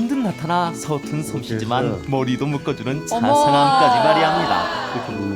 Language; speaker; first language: Korean; native; Korean